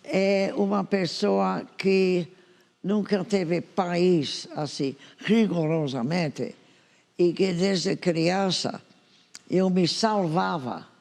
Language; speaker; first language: Portuguese; non-native, fluent; English